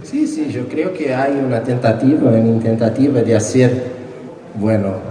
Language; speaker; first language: Spanish; non-native, fluent; Portuguese